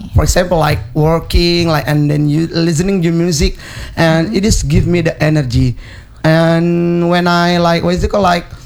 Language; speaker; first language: English; non-native, learner; Indonesian